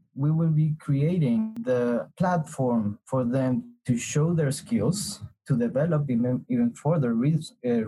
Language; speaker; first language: English; non-native, fluent; Spanish